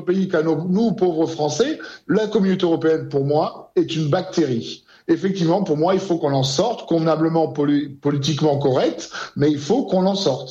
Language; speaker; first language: French; native; French